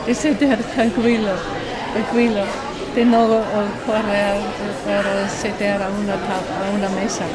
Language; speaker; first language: Spanish; non-native, learner; German